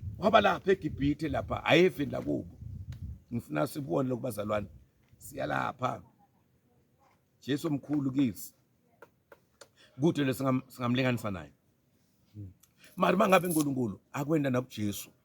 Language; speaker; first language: Zulu; non-native, local second language; Swati